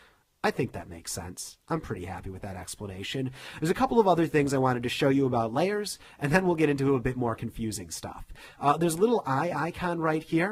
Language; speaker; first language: English; native; English